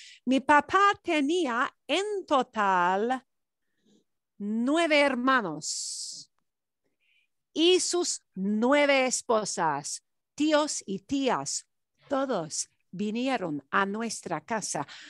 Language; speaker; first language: Spanish; non-native, fluent; English